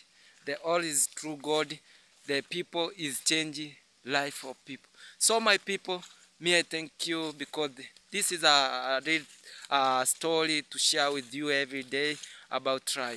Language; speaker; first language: English; non-native, learner; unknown